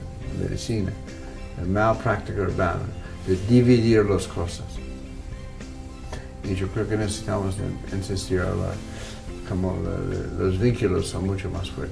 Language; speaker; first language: Spanish; non-native, fluent; English